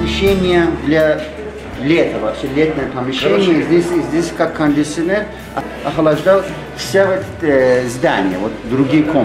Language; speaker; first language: Russian; non-native, learner; Persian